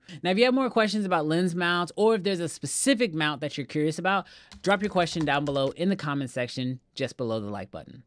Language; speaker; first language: English; native; English